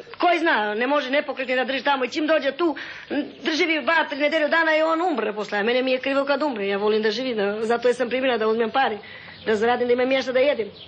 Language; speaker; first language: Serbian; non-native, local second language; Romanian